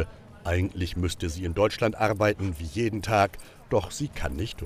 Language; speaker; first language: German; native; German